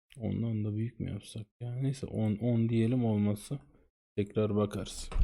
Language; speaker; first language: Turkish; native; Turkish